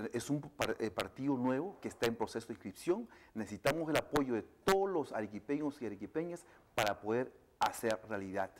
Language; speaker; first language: Spanish; non-native, local second language; Shipibo-Conibo